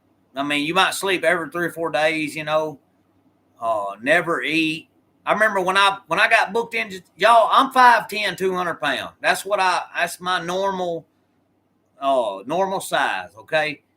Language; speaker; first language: English; native; English